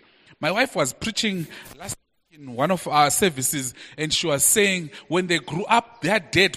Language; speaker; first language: English; non-native, local second language; Shona